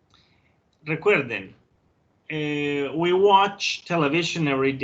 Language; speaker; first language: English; non-native, fluent; Spanish